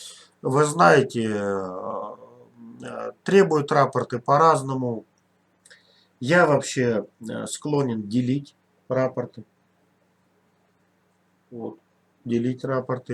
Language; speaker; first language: Russian; native; Russian